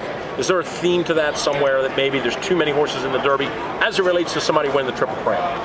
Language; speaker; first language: English; native; English